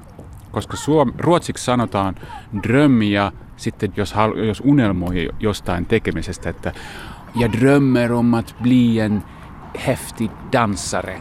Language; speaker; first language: Finnish; native; Finnish